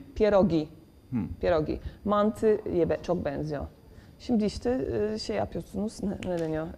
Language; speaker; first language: Turkish; non-native, fluent; Polish